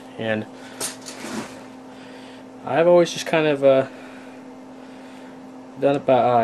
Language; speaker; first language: English; native; English